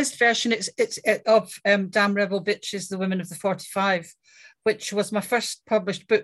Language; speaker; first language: English; native; English